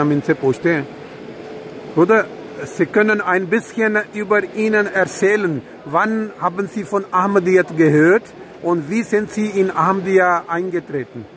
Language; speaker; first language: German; non-native, learner; Urdu